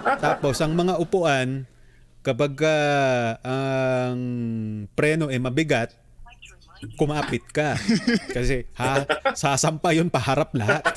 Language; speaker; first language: Filipino; native; Filipino